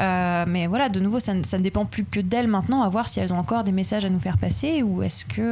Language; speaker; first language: French; native; French